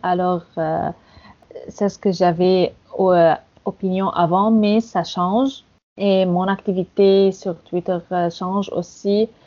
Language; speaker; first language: French; non-native, fluent; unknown